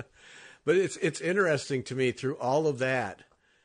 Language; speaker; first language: English; native; English